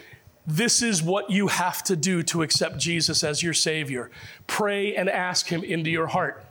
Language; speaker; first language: English; native; English